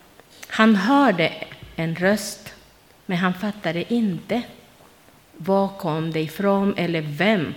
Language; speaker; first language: Swedish; non-native, learner; Spanish